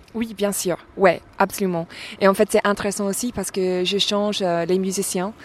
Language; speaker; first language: French; non-native, fluent; English